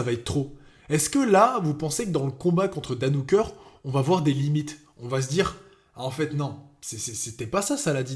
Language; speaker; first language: French; native; French